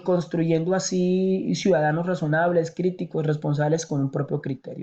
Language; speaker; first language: Spanish; native; Spanish